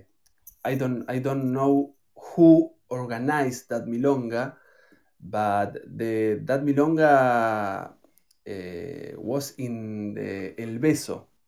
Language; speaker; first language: English; non-native, learner; Spanish